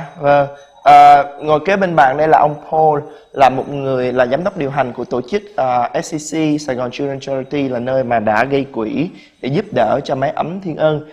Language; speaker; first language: Vietnamese; native; Vietnamese